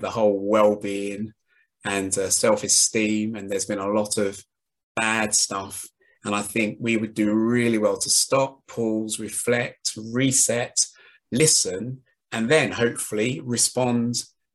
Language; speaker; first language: English; native; English